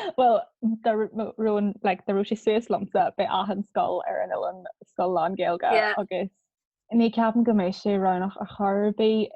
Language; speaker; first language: Irish; non-native, local second language; English